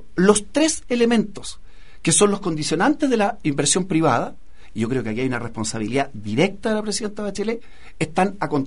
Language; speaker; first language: Spanish; native; Spanish